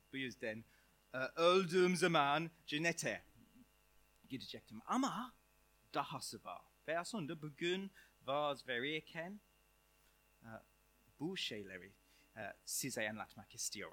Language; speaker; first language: Turkish; non-native, fluent; English